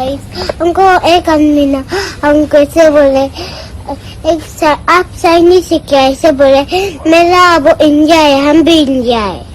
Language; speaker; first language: Hindi; non-native, local second language; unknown